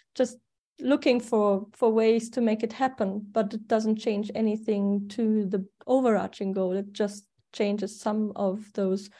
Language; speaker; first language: English; non-native, fluent; German